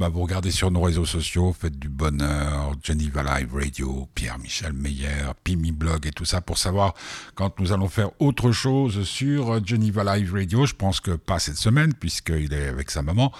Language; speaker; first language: French; native; French